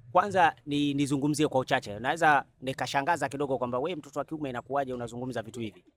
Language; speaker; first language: Swahili; native; Swahili